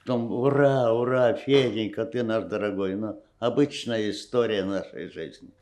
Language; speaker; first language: Russian; non-native, local second language; Ukrainian